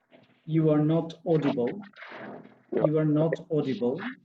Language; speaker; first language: English; non-native, fluent; Bangla